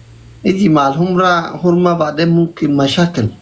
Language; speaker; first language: Arabic; non-native, learner; Oromo